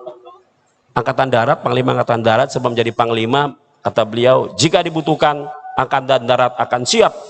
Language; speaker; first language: Indonesian; native; Indonesian